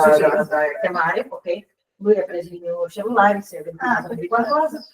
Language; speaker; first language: Italian; non-native, fluent; Portuguese